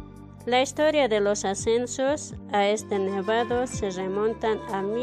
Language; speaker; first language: Spanish; native; Spanish